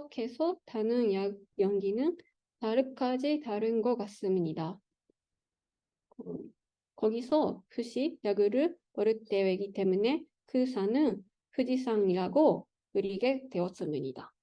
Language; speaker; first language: Korean; non-native, learner; Japanese